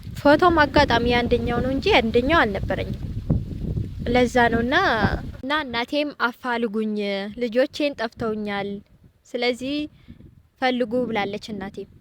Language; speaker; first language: Amharic; non-native, local second language; Tigrinya